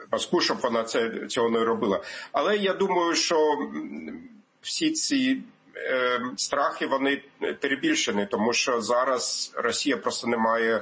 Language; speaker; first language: Ukrainian; non-native, fluent; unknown